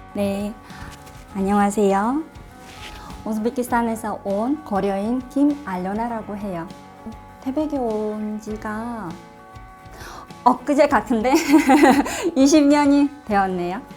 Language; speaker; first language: Korean; non-native, fluent; Russian